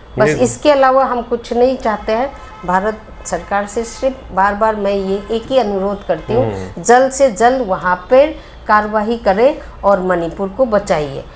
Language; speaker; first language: Hindi; non-native, local second language; Manipuri